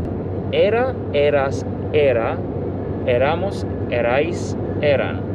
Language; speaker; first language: Spanish; non-native, fluent; English